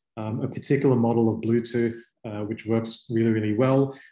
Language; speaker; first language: English; native; English